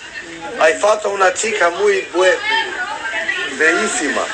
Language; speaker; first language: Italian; non-native, learner; Albanian